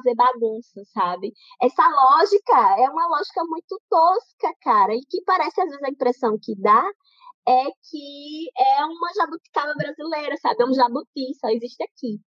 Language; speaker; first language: Portuguese; native; Portuguese